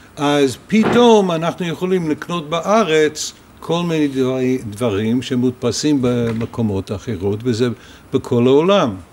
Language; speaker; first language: Hebrew; non-native, fluent; English